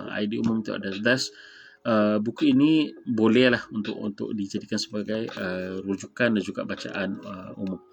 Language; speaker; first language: Malay; native; Malay